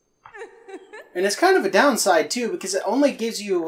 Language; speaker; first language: English; native; English